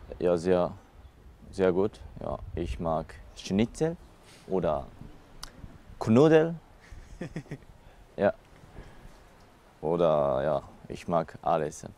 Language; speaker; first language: German; non-native, learner; Japanese